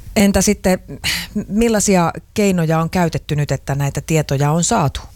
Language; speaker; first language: Finnish; native; Finnish